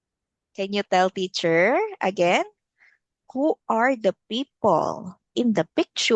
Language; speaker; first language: English; non-native, local second language; Filipino